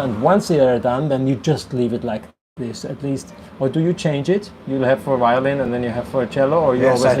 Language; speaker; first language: English; non-native, fluent; German